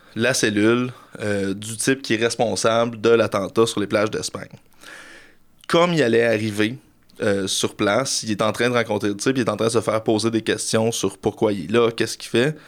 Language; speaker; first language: French; native; French